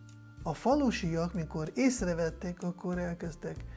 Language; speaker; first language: Hungarian; non-native, fluent; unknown